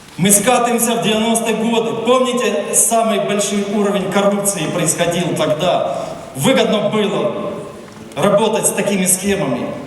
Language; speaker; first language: Russian; non-native, local second language; Ukrainian